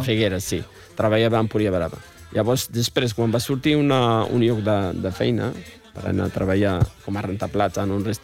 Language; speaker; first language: Catalan; non-native, fluent; Arabic